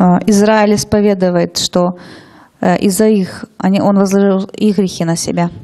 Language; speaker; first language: Russian; native; Russian